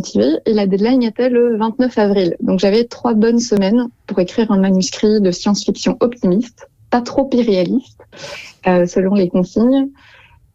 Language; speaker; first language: French; native; French